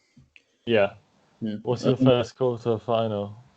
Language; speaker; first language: English; native; English